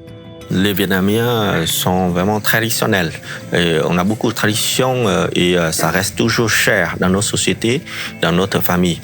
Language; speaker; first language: French; non-native, fluent; Vietnamese